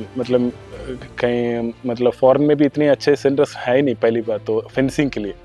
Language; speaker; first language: Hindi; non-native, local second language; Tamil